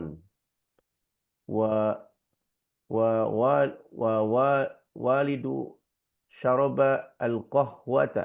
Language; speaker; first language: Arabic; non-native, learner; Indonesian